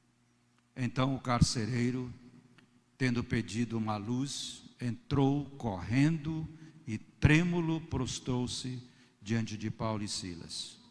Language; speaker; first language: Portuguese; native; Portuguese